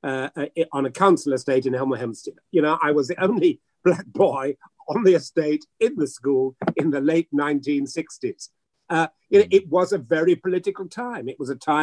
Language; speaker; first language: English; native; English